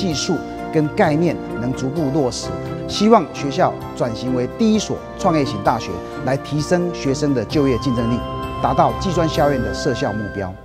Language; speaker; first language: Chinese; native; Chinese